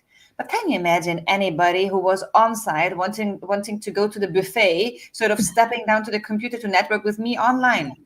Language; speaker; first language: English; non-native, fluent; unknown